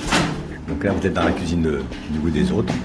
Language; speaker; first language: French; native; French